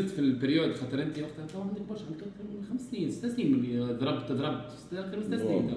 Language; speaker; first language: Arabic; native; Arabic